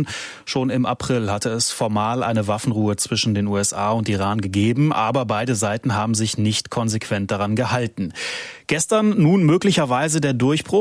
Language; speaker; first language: German; native; German